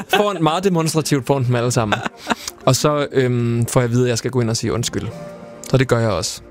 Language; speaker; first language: Danish; native; Danish